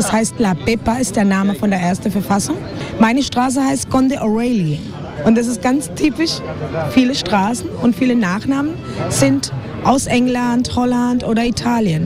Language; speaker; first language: German; non-native, fluent; Spanish